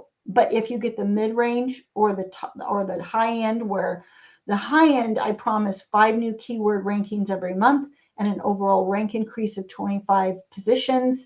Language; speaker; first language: English; native; English